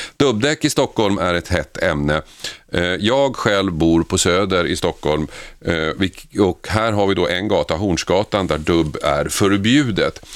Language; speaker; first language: Swedish; native; Swedish